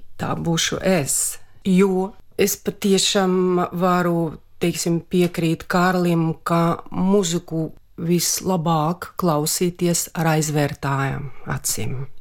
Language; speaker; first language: Latvian; non-native, local second language; Russian